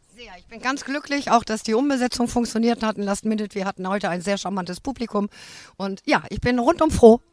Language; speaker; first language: German; native; German